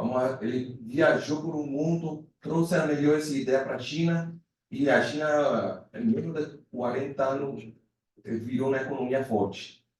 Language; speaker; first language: Portuguese; non-native, fluent; Spanish